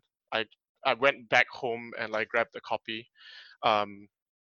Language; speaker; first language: English; native; English